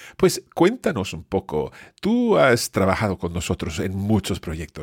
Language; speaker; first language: Spanish; non-native, fluent; English